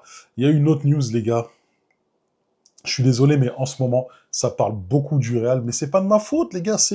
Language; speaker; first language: French; native; French